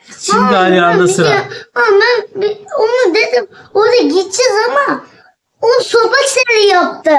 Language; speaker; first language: Turkish; native; Turkish